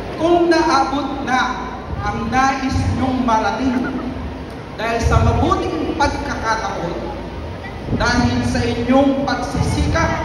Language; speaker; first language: Filipino; non-native, local second language; Pampanga